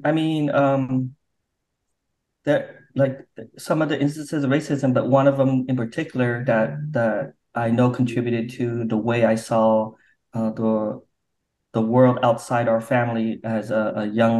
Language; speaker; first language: English; native; English